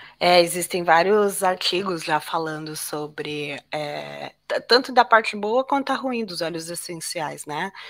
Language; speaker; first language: Portuguese; native; Portuguese